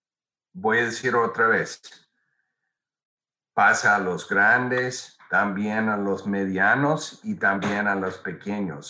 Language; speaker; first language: Spanish; non-native, fluent; English